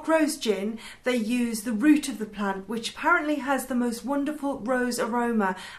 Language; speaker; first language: English; native; English